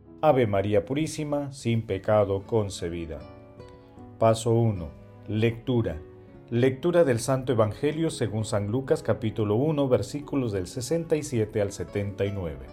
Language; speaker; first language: Spanish; native; Spanish